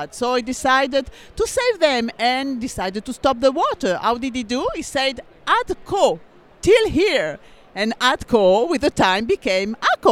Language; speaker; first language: English; non-native, fluent; French